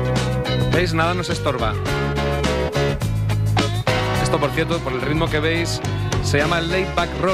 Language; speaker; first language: Spanish; native; Spanish